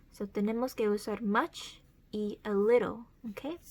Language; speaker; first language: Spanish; early bilingual, heritage; Spanish